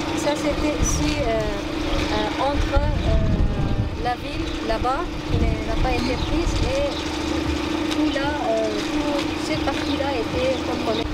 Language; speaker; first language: French; non-native, fluent; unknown